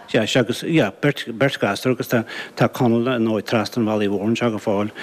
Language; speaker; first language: Irish; native; Irish